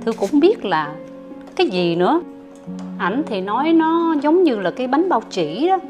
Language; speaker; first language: Vietnamese; native; Vietnamese